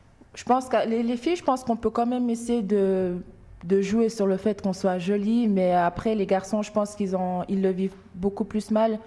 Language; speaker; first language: French; early bilingual, other home language; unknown